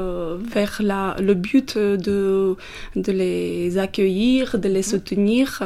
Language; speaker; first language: French; non-native, fluent; Armenian